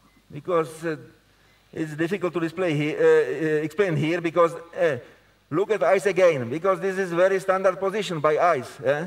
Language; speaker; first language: English; non-native, fluent; Czech